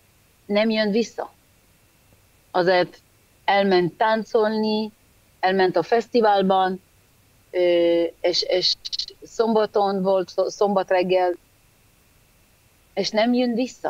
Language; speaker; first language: Hungarian; early bilingual, heritage; Hebrew